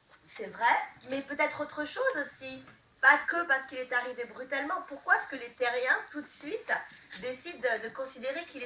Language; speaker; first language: French; native; French